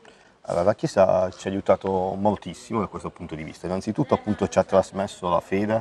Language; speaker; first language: Italian; native; Italian